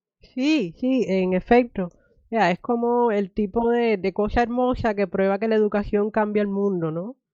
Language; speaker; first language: Spanish; native; Spanish